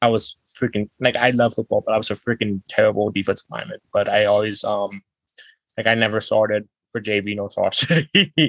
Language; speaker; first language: English; native; English